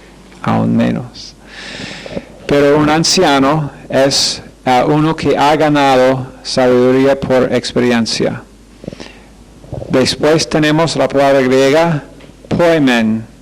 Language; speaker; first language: Spanish; non-native, fluent; English